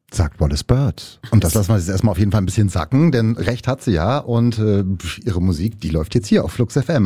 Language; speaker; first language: German; native; German